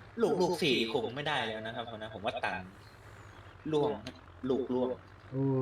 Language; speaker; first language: Thai; native; Thai